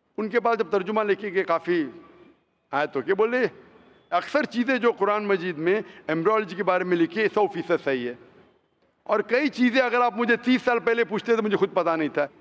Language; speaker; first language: Hindi; non-native, local second language; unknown